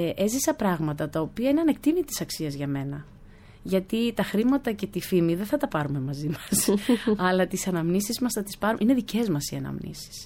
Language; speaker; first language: Greek; early bilingual, other home language; German